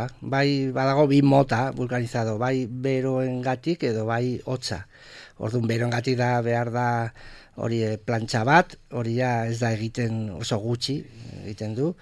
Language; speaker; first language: Basque; non-native, local second language; Spanish